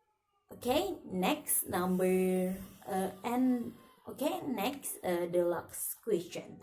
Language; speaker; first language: English; non-native, learner; Indonesian